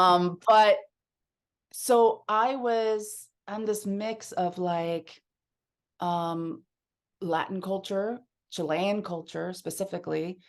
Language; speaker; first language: English; early bilingual, other home language; Spanish